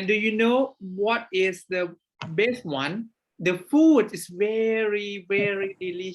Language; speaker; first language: English; non-native, fluent; Thai